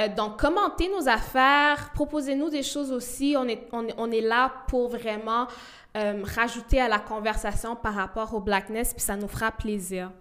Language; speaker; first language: French; early bilingual, other home language; Rundi